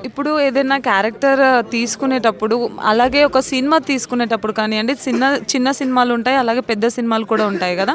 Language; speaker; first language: Telugu; native; Telugu